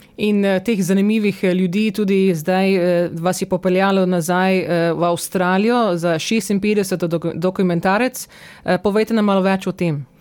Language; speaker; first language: Slovenian; early bilingual, heritage; Slovenian